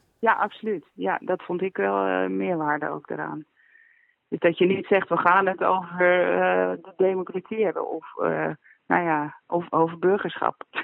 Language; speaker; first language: Dutch; native; Dutch